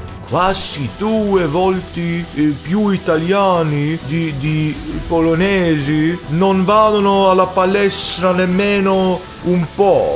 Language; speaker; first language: Italian; non-native, learner; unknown